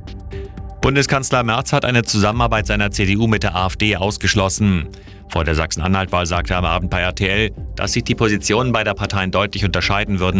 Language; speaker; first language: German; native; German